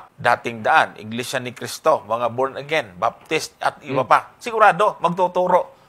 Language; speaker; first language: Filipino; non-native, local second language; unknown